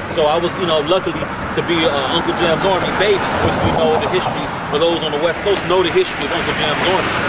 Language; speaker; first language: English; native; English